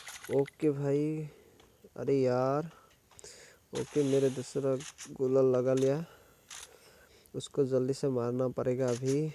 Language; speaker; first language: Hindi; non-native, local second language; Assamese